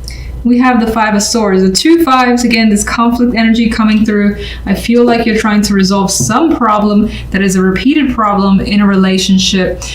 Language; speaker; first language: English; native; English